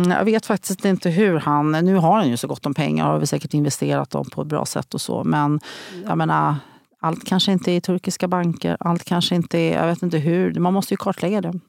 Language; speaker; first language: Swedish; native; Swedish